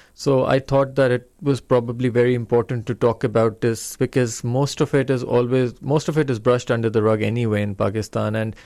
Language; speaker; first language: English; non-native, local second language; Urdu